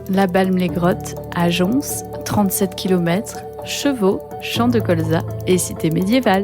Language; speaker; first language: French; native; French